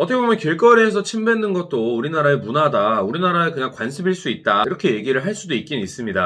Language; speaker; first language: Korean; native; Korean